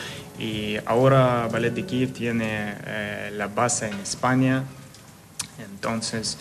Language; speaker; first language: Spanish; non-native, fluent; Ukrainian